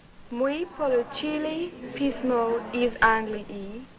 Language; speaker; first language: Russian; non-native, learner; English